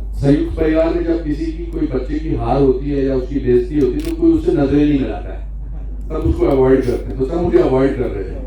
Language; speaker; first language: Hindi; native; Hindi